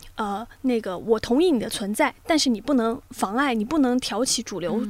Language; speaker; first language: Chinese; native; Chinese